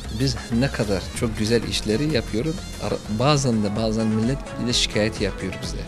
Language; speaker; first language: Turkish; non-native, learner; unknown